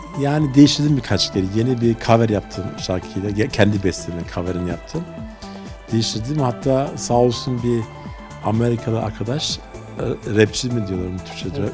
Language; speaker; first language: Turkish; early bilingual, heritage; Turkish